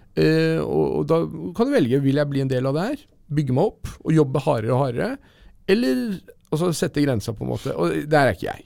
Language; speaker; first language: Norwegian; early bilingual, other home language; Persian